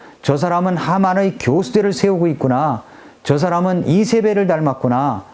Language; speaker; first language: Korean; native; Korean